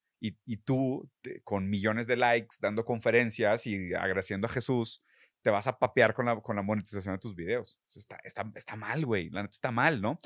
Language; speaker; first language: Spanish; early bilingual, other home language; Portuguese